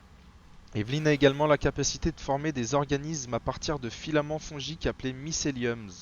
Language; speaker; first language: French; native; French